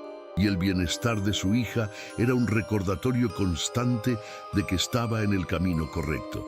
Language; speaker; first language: Spanish; native; Spanish